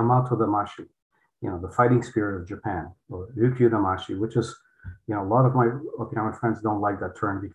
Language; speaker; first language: English; non-native, fluent; Polish